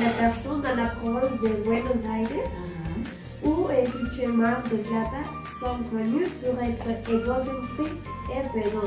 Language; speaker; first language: French; non-native, learner; Spanish